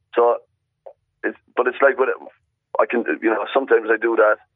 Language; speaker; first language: English; native; English